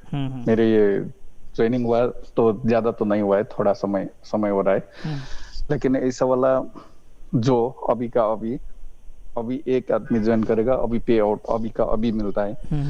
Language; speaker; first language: Hindi; non-native, learner; Nepali